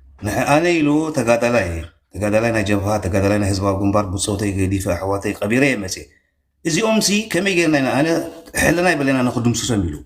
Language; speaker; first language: Tigrinya; native; Tigrinya